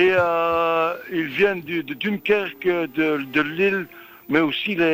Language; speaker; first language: French; non-native, local second language; Dutch